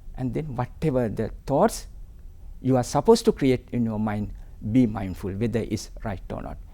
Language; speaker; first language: English; non-native, local second language; Sinhala